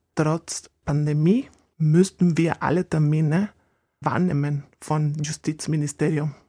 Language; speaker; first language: German; non-native, fluent; Spanish